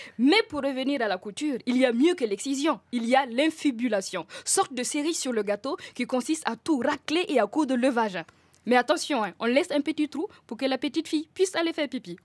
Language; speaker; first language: French; non-native, local second language; Mossi